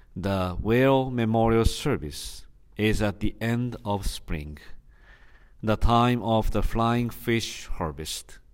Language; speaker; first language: English; non-native, fluent; Japanese